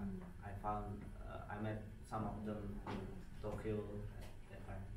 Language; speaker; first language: English; non-native, fluent; Indonesian